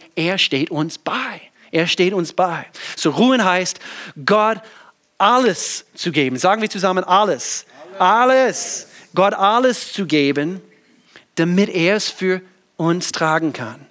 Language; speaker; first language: German; non-native, fluent; English